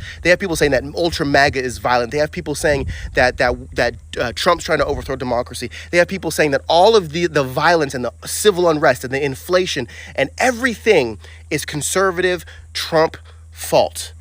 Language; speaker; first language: English; native; English